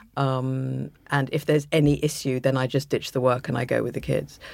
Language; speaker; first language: English; native; English